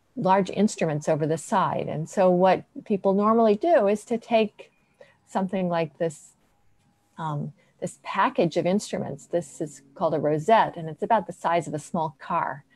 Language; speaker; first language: English; native; English